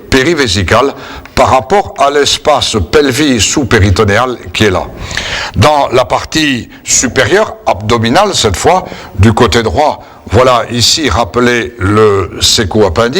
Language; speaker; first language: French; native; French